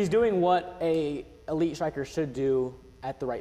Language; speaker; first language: English; native; English